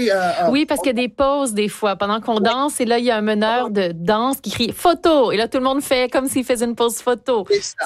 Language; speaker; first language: French; native; French